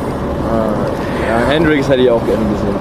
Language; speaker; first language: German; native; German